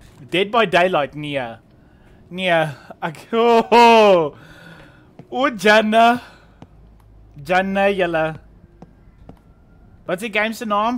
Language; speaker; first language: English; non-native, local second language; Afrikaans